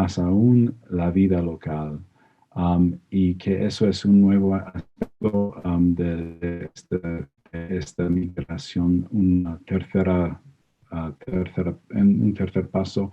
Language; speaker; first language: Spanish; non-native, fluent; English